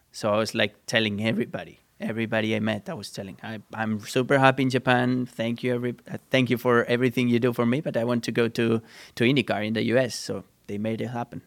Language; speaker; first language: English; non-native, fluent; Spanish